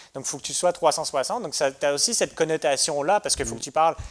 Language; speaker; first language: French; native; French